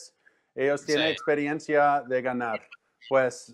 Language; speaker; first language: Spanish; non-native, learner; English